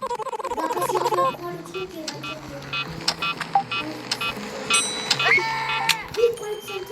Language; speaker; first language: French; native; French